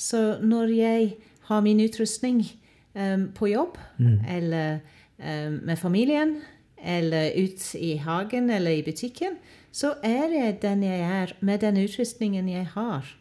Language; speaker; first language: Norwegian; non-native, fluent; English